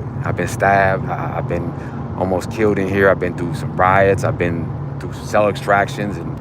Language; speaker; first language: English; native; English